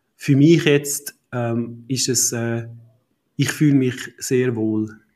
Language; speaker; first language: German; native; German